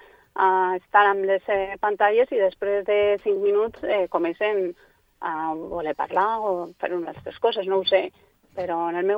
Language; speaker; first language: Catalan; non-native, local second language; Spanish